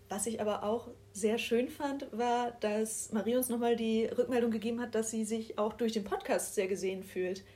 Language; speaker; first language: German; native; German